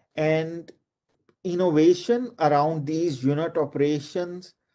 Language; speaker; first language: English; non-native, local second language; Urdu